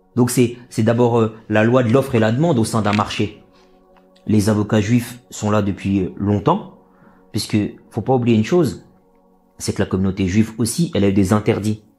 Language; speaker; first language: French; native; French